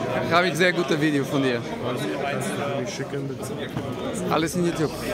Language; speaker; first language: German; non-native, learner; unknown